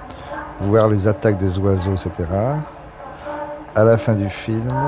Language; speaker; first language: French; native; French